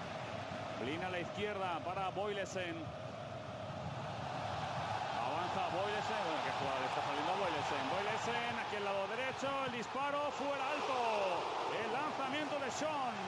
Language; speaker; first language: Spanish; native; Spanish